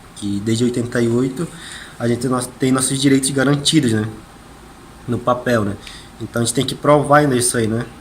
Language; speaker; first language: Portuguese; non-native, local second language; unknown